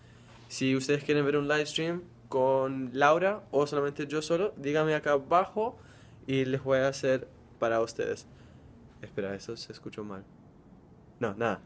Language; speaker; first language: Spanish; early bilingual, heritage; Spanish